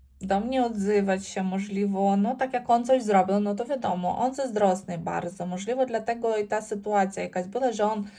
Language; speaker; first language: Polish; non-native, learner; Ukrainian